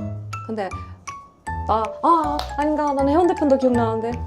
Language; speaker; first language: Korean; native; Korean